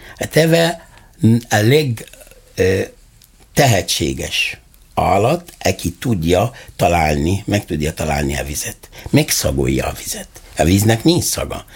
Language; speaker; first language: Hungarian; non-native, fluent; Arabic